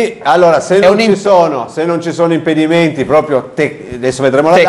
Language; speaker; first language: Italian; native; Italian